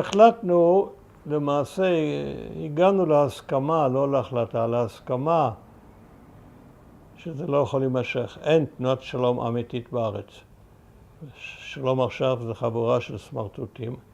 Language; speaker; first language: Hebrew; early bilingual, other home language; German